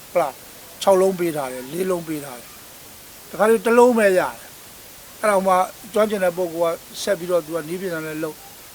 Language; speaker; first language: Burmese; native; Burmese